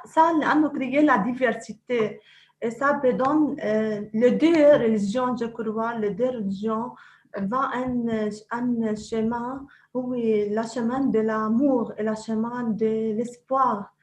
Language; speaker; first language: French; non-native, local second language; Arabic